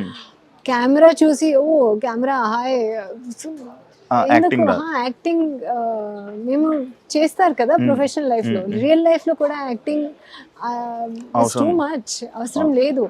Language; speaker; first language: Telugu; non-native, learner; Hindi